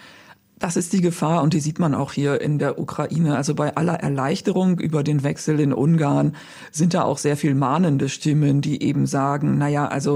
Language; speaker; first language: German; native; German